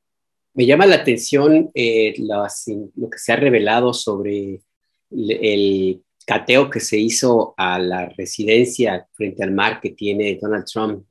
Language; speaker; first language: Spanish; native; Spanish